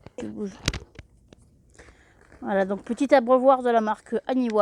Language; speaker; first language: French; native; French